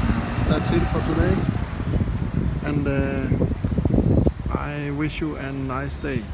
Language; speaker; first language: English; non-native, fluent; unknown